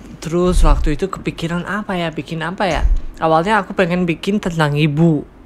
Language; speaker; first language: Indonesian; non-native, fluent; Tajik